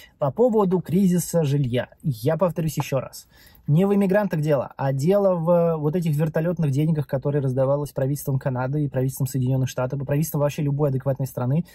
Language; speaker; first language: Russian; native; Russian